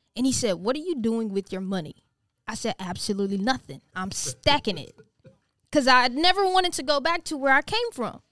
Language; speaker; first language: English; native; English